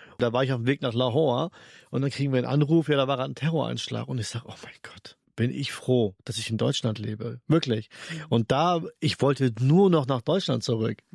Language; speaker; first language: German; early bilingual, other home language; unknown